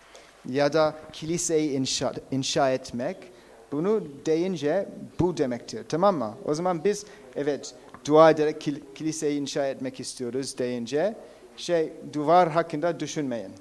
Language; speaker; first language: Turkish; non-native, fluent; English